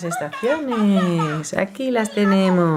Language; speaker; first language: Spanish; native; Spanish